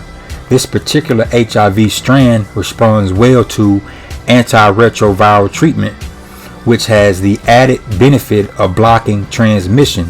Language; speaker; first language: English; native; English